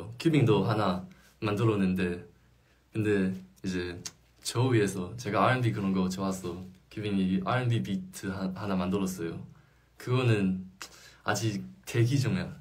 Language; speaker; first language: Korean; non-native, fluent; Chinese